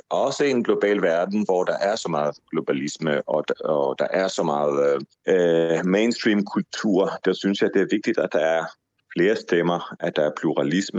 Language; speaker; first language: Danish; non-native, fluent; Hebrew